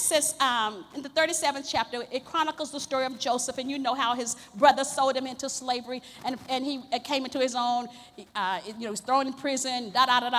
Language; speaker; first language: English; native; English